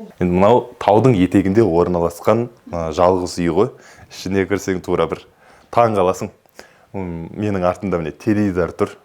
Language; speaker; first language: Kazakh; native; Kazakh